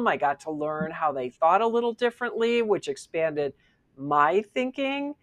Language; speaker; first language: English; native; English